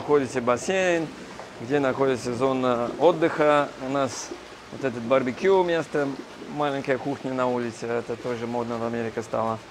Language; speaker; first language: Russian; non-native, fluent; English